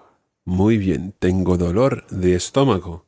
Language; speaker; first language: Spanish; non-native, fluent; English